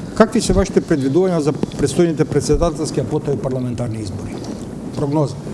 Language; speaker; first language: Macedonian; native; Macedonian